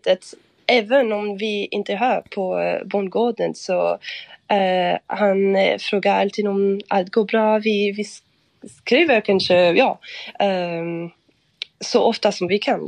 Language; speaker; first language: Swedish; non-native, fluent; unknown